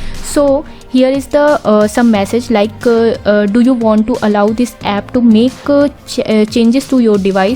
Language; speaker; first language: English; non-native, local second language; Hindi